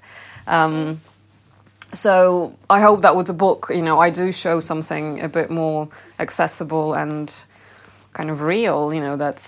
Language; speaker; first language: English; non-native, fluent; Russian